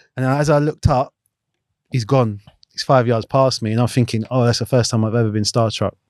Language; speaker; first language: English; native; English